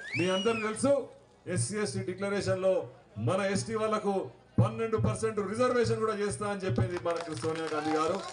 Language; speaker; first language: Telugu; native; Telugu